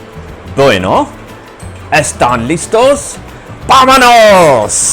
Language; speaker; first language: Spanish; non-native, fluent; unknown